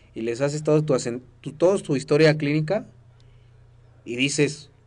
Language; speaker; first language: Spanish; native; Spanish